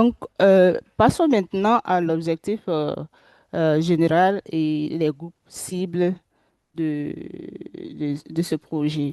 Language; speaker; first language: French; non-native, local second language; Susu